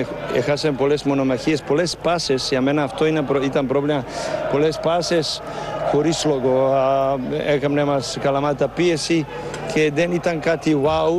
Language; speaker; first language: Greek; non-native, fluent; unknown